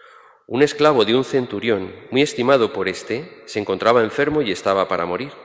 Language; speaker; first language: Spanish; native; Spanish